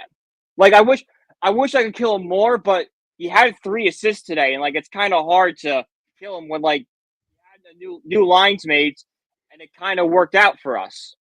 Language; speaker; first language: English; native; English